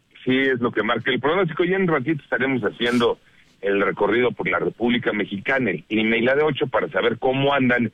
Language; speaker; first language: Spanish; native; Spanish